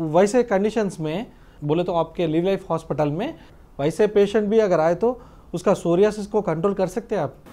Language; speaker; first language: Hindi; non-native, local second language; Telugu